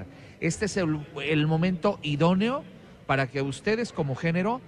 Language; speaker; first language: Spanish; native; Spanish